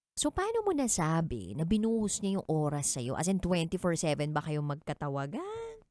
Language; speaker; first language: Filipino; native; Filipino